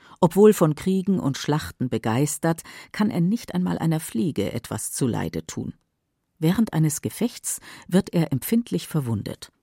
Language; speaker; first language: German; native; German